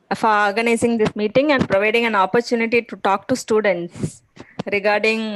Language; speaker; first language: English; non-native, local second language; Tamil